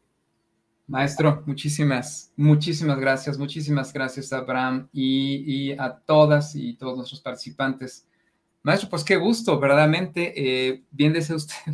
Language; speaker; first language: Spanish; native; Spanish